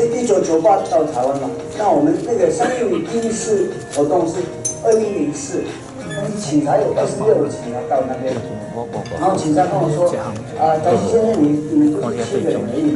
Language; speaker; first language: Chinese; non-native, fluent; Tibetan